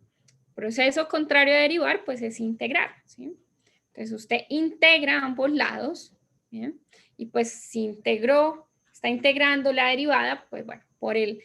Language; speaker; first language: Spanish; native; Spanish